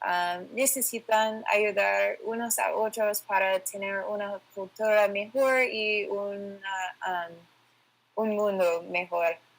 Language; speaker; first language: Spanish; non-native, learner; English